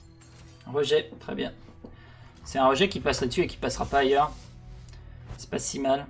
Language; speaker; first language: French; native; French